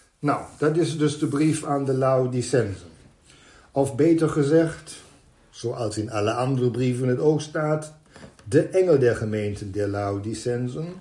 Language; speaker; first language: Dutch; non-native, fluent; German